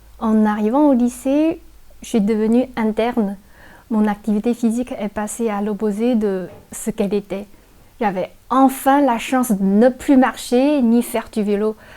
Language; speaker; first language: French; non-native, fluent; Chinese